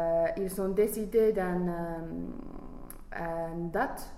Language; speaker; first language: French; non-native, fluent; English